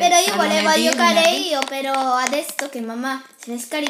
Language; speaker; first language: Italian; non-native, learner; Spanish